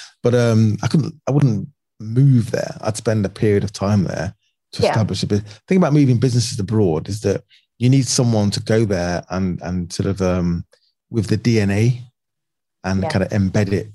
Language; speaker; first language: English; native; English